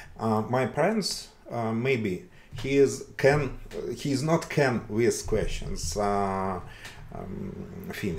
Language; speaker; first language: English; non-native, learner; Russian